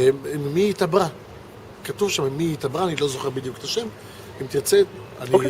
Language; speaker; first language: Hebrew; native; Hebrew